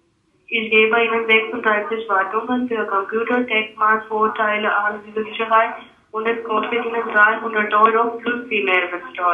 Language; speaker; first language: German; non-native, learner; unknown